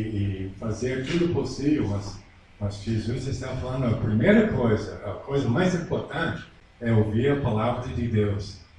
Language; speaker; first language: Portuguese; non-native, fluent; English